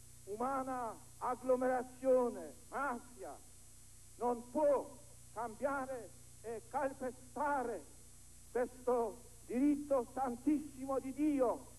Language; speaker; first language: Italian; non-native, fluent; Polish